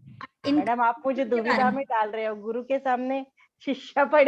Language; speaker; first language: Hindi; native; Hindi